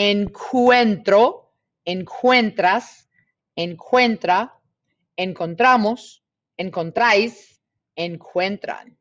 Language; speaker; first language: Spanish; non-native, fluent; English